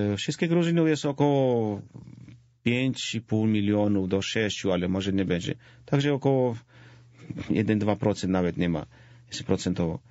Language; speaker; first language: Polish; non-native, fluent; Georgian